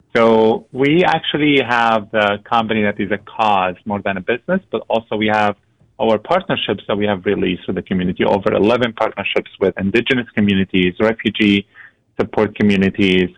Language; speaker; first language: English; non-native, fluent; Arabic